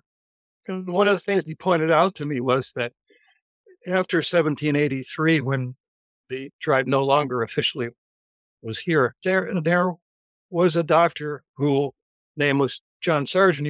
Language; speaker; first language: English; native; English